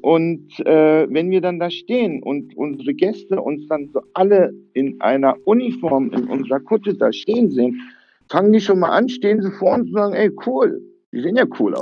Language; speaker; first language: German; early bilingual, other home language; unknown